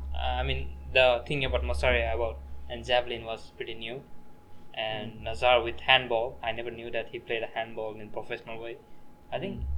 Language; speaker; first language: English; non-native, local second language; Nepali